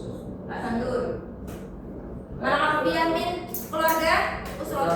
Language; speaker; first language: Arabic; non-native, learner; Indonesian